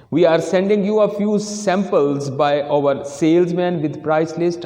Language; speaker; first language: English; non-native, local second language; Urdu